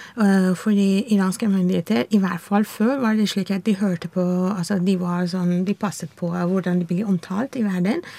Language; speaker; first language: Norwegian; non-native, fluent; Persian